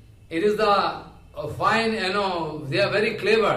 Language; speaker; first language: English; non-native, local second language; Bangla